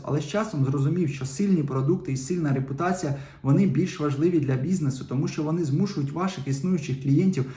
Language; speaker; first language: Ukrainian; native; Ukrainian